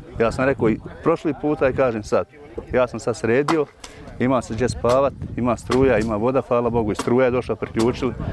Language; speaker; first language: Bosnian; native; Bosnian